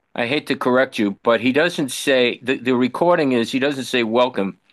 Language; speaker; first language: English; native; English